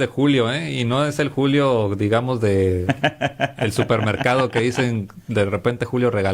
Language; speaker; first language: Spanish; native; Spanish